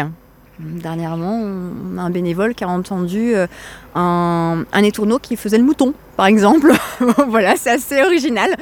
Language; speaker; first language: French; native; French